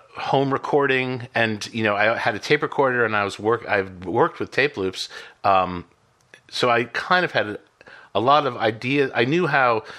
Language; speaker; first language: English; native; English